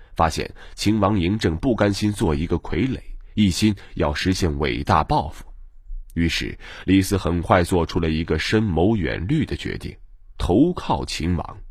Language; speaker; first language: Chinese; native; Chinese